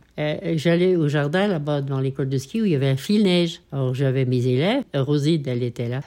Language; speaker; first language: French; native; French